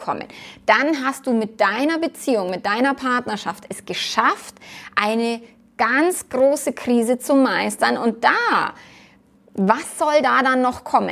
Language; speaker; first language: German; native; German